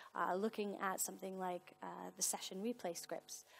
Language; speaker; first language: English; native; English